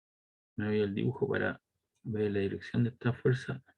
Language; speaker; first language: Spanish; native; Spanish